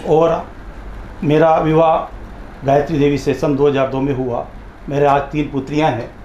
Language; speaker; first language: Hindi; native; Hindi